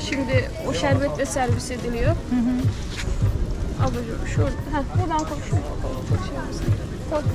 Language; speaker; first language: Turkish; native; Turkish